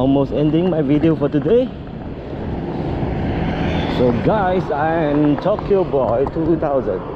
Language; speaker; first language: English; non-native, local second language; Chinese